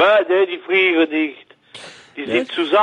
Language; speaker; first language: German; non-native, learner; French